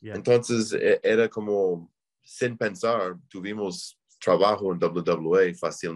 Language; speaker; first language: Spanish; non-native, learner; English